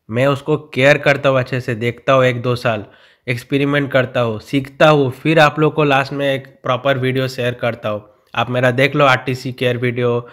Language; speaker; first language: Hindi; non-native, local second language; Bangla